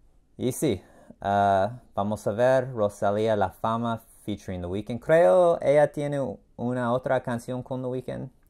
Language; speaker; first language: Spanish; non-native, learner; English